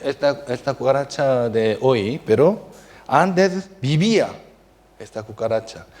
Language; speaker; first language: Spanish; non-native, fluent; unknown